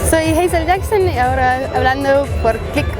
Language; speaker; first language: Spanish; non-native, learner; English